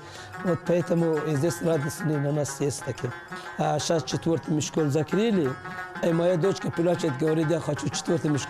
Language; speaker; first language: Russian; non-native, learner; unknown